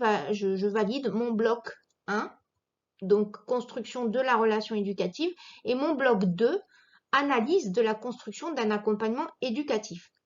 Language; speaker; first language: French; native; French